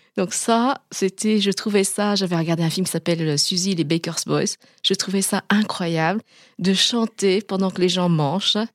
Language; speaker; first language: French; early bilingual, other home language; Vietnamese